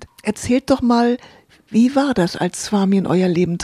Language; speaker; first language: German; native; German